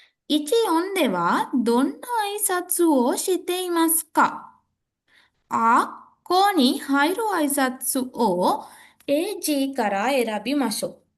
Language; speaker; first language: Japanese; non-native, fluent; Sinhala